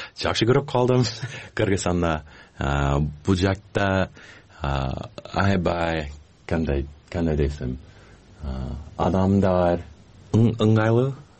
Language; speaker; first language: Kyrgyz; non-native, learner; English